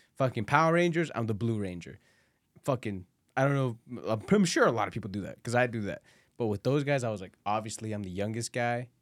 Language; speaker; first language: English; early bilingual, other home language; Spanish